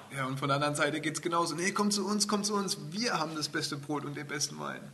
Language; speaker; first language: German; native; German